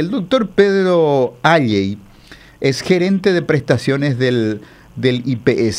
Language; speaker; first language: Spanish; native; Spanish